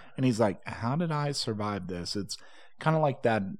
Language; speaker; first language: English; native; English